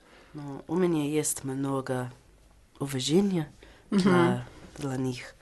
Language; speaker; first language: Russian; non-native, learner; English